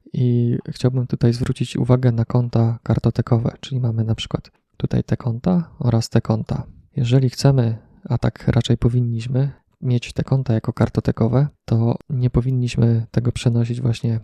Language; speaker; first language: Polish; native; Polish